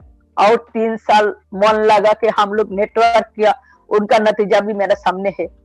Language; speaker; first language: Hindi; non-native, local second language; Bangla